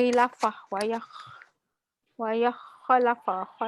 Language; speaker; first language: Arabic; non-native, learner; Malay